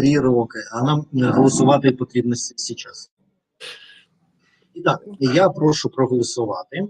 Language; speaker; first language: Ukrainian; non-native, learner; Russian